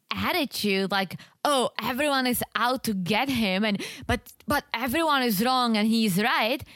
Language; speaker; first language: English; non-native, fluent; Czech